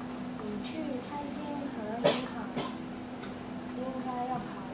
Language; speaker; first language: Chinese; non-native, learner; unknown